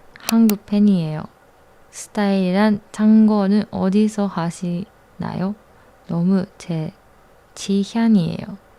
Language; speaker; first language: Korean; non-native, learner; Japanese